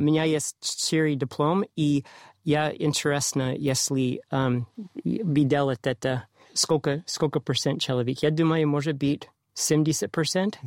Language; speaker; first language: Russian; non-native, learner; English